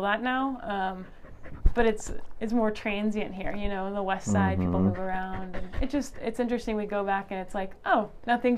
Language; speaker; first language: English; native; English